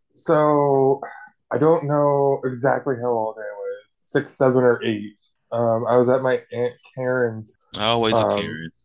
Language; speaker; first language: English; native; English